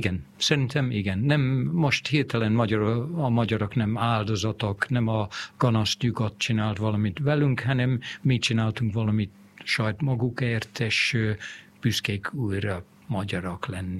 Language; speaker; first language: Hungarian; early bilingual, heritage; English